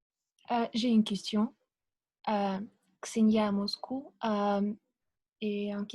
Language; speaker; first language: French; non-native, learner; Russian